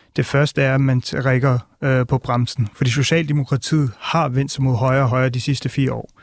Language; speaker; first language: Danish; native; Danish